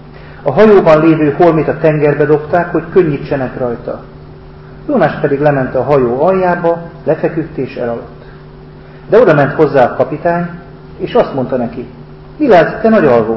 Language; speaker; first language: Hungarian; native; Hungarian